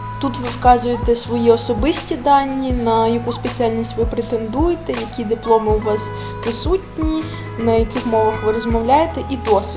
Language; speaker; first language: Ukrainian; native; Ukrainian